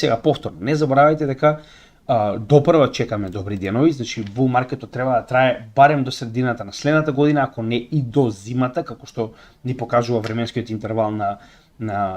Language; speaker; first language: Macedonian; native; Macedonian